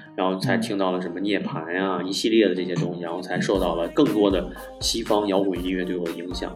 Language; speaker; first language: Chinese; native; Chinese